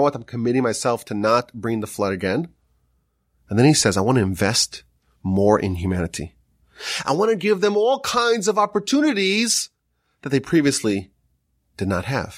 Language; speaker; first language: English; native; English